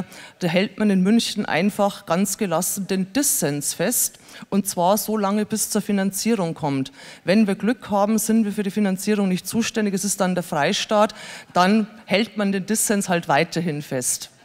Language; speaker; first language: German; native; German